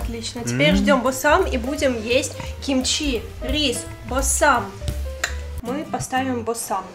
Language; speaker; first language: Russian; native; Russian